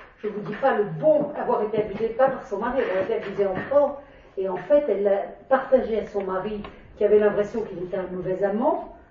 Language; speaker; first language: French; native; French